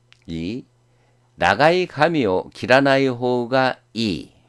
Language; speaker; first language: Japanese; non-native, fluent; Korean